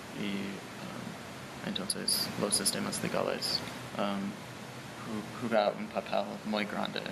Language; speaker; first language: Spanish; non-native, learner; English